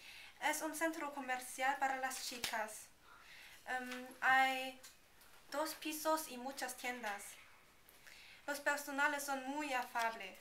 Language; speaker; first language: Spanish; non-native, learner; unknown